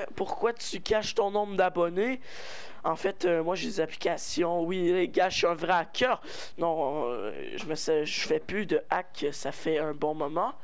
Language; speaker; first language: French; native; French